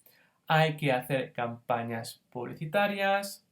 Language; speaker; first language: Spanish; non-native, fluent; English